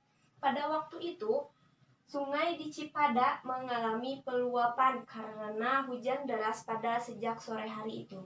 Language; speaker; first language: Indonesian; native; Indonesian